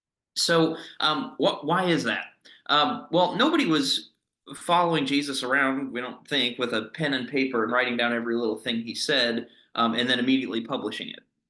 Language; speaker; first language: English; native; English